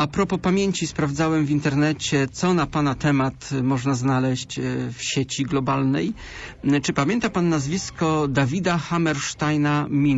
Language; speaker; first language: Polish; native; Polish